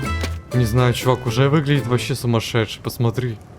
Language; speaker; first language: Russian; native; Russian